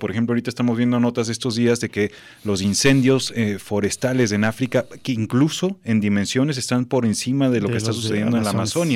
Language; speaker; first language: Spanish; native; Spanish